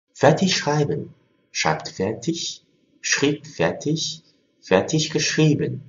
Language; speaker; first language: German; non-native, fluent; Chinese